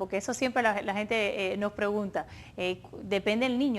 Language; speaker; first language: Spanish; early bilingual, other home language; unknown